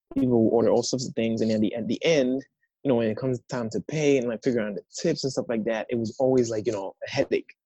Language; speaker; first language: English; non-native, fluent; Haitian Creole